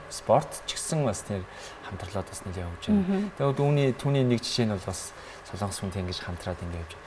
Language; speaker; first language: Mongolian; native; Mongolian